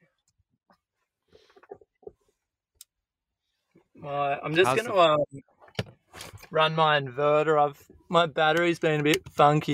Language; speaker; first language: English; native; English